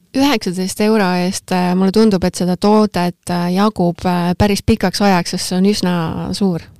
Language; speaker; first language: Estonian; native; Estonian